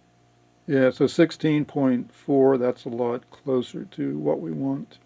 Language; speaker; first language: English; native; English